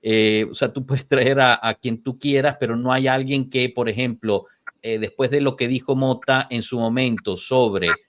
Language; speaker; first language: Spanish; native; Spanish